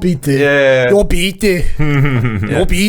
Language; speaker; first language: German; non-native, learner; Zulu